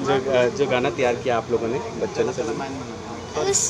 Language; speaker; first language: Hindi; native; Hindi